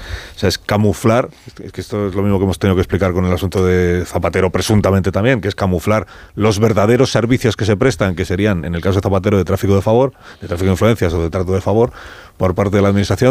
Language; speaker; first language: Spanish; native; Spanish